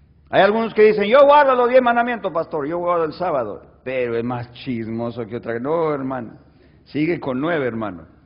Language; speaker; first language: Spanish; early bilingual, heritage; Spanish